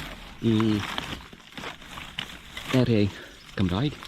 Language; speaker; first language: Welsh; non-native, fluent; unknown